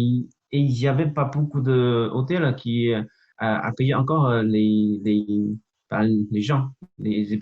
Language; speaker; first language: French; non-native, fluent; Chinese